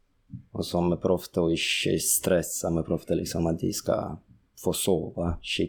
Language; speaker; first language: Norwegian; non-native, fluent; Russian